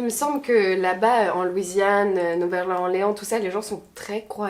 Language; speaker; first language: French; native; French